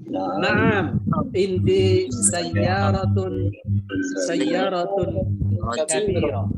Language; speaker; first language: Arabic; non-native, learner; Indonesian